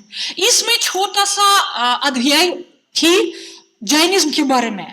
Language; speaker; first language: Hindi; non-native, fluent; Russian